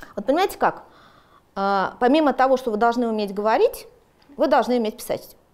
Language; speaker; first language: Russian; native; Russian